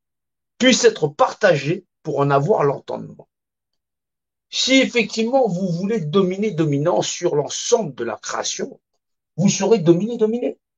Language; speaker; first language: French; native; French